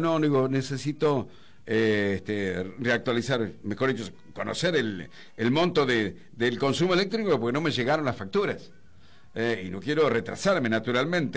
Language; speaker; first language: Spanish; native; Spanish